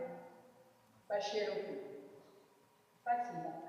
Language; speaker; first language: Russian; non-native, fluent; Italian